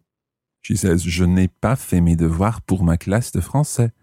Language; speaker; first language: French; non-native, fluent; English